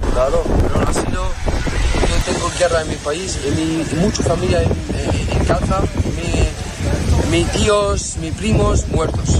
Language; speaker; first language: Spanish; non-native, learner; Arabic